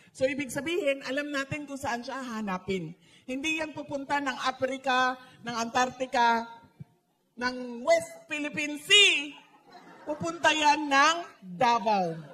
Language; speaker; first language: Filipino; non-native, local second language; Cebuano